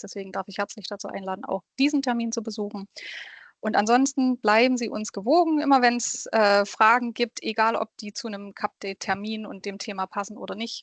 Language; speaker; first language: German; native; German